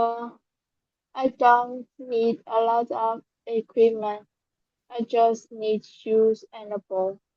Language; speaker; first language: English; non-native, learner; Vietnamese